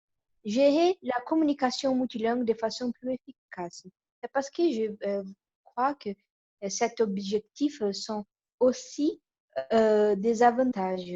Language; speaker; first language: French; non-native, learner; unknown